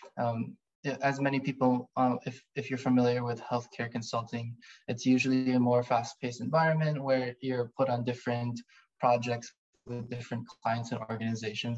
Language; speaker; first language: English; native; English